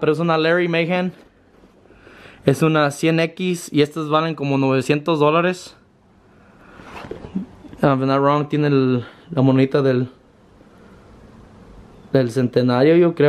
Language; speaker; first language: Spanish; early bilingual, heritage; Spanish